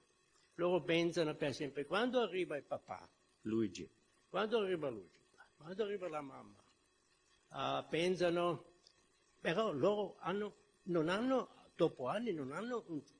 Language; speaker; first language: Italian; non-native, fluent; German